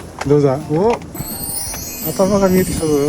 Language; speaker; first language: Japanese; native; Japanese